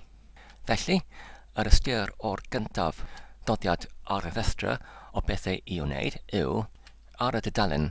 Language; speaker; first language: Welsh; non-native, learner; English